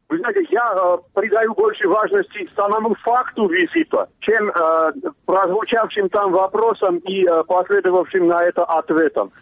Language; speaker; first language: Russian; non-native, local second language; Armenian